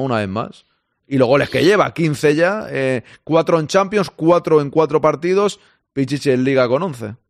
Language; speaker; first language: Spanish; native; Spanish